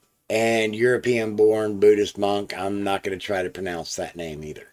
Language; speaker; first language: English; native; English